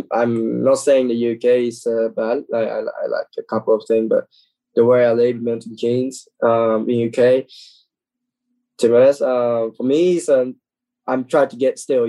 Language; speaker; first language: English; non-native, learner; Japanese